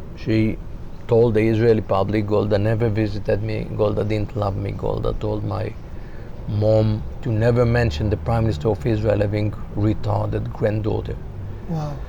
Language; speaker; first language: English; non-native, fluent; Hebrew